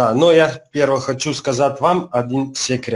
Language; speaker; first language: Russian; non-native, learner; Serbian